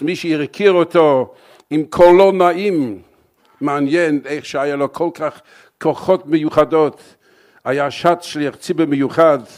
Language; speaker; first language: Hebrew; non-native, fluent; English